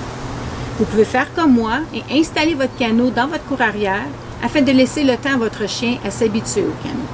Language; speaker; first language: French; native; French